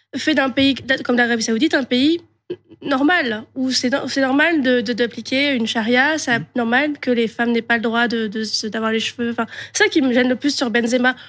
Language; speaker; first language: French; native; French